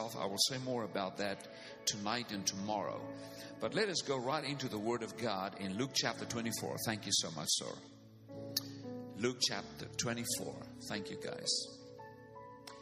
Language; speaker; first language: English; non-native, local second language; Afrikaans